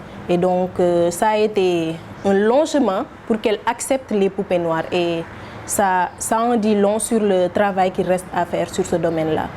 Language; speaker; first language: French; non-native, local second language; Wolof